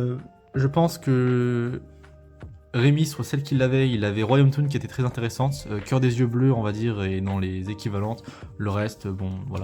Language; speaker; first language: French; native; French